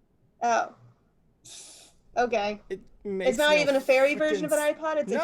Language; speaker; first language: English; native; English